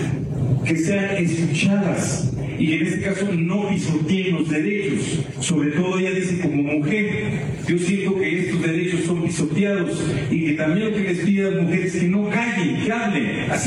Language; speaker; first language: Spanish; non-native, local second language; Tzeltal